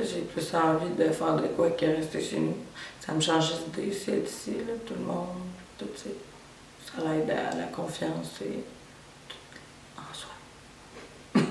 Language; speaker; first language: French; native; French